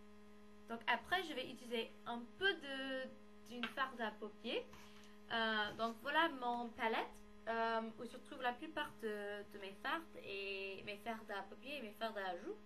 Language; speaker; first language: French; non-native, learner; English